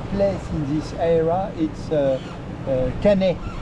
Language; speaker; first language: English; non-native, learner; French